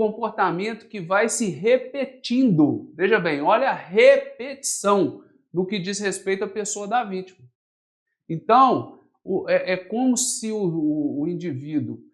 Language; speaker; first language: Portuguese; native; Portuguese